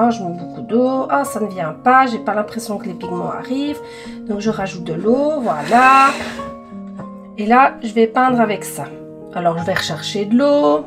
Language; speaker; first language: French; native; French